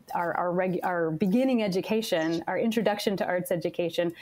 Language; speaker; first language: English; native; English